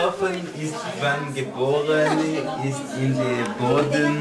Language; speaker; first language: German; non-native, learner; Portuguese